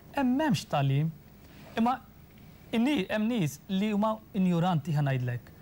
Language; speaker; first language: Maltese; non-native, fluent; Urdu